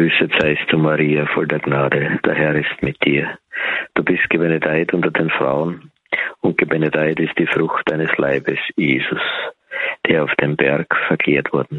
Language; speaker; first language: German; native; German